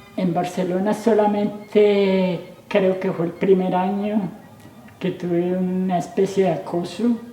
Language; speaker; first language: Spanish; native; Spanish